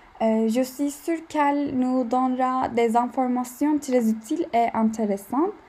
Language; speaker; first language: French; non-native, learner; Turkish